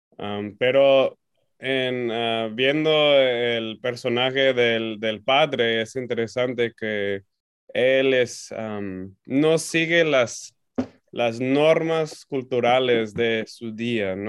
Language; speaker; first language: Spanish; non-native, fluent; English